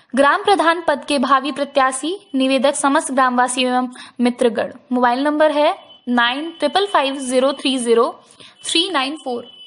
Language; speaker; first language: Hindi; native; Hindi